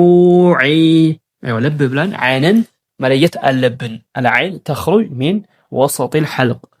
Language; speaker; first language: Arabic; non-native, fluent; Amharic